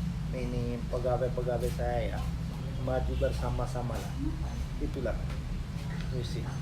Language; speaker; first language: Indonesian; non-native, learner; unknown